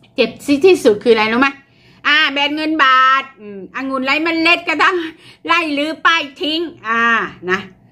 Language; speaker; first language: Thai; native; Thai